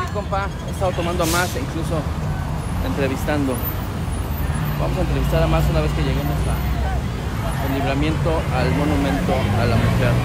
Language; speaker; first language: Spanish; native; Spanish